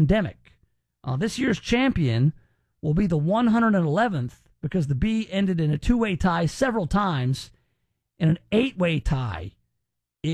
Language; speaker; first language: English; native; English